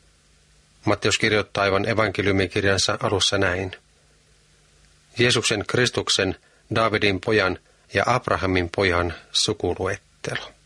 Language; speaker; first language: Finnish; native; Finnish